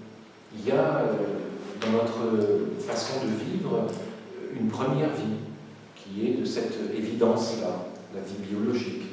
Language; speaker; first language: French; native; French